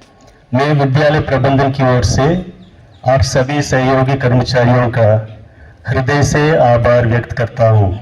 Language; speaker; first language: Hindi; native; Hindi